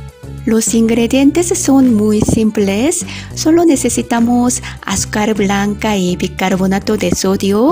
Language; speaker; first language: Spanish; non-native, fluent; Korean